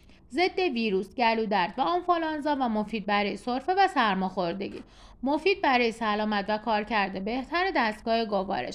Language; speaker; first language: Persian; native; Persian